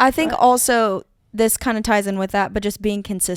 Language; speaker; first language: English; native; English